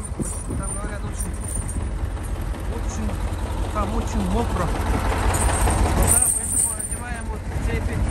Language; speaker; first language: Russian; native; Russian